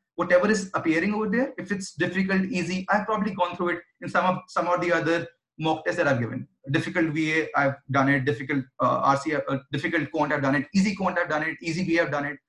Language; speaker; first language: English; non-native, local second language; Hindi